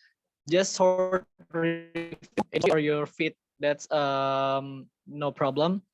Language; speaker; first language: English; non-native, learner; Indonesian